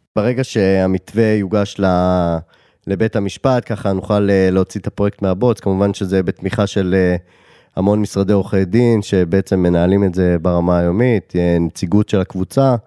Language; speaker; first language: Hebrew; native; Hebrew